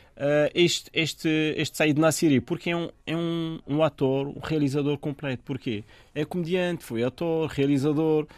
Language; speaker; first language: Portuguese; non-native, fluent; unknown